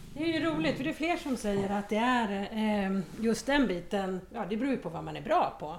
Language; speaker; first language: Swedish; native; Swedish